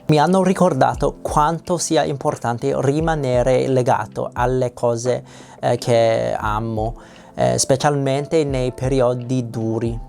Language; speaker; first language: Italian; non-native, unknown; English